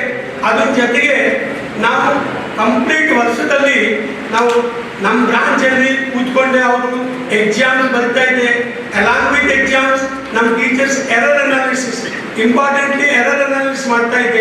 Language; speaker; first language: Kannada; non-native, local second language; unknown